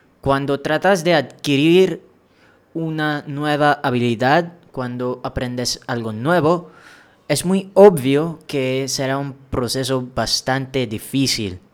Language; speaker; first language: Spanish; non-native, fluent; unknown